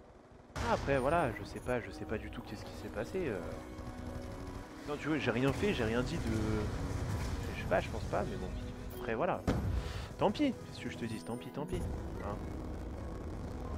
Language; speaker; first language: French; native; French